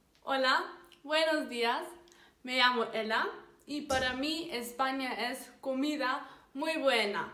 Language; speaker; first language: Spanish; non-native, learner; German